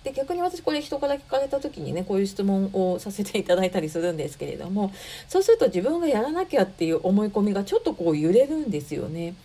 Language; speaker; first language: Japanese; native; Japanese